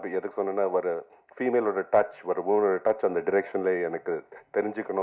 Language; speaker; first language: Tamil; non-native, local second language; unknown